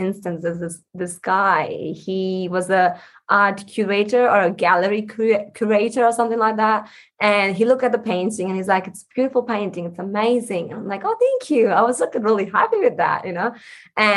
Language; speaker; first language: English; non-native, local second language; Punjabi